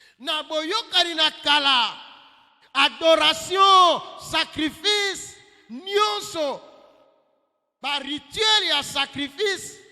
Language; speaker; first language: Lingala; non-native, local second language; Luba-Lulua